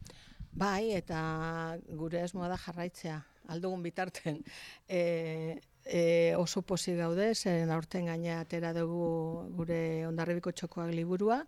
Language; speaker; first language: Basque; native; Basque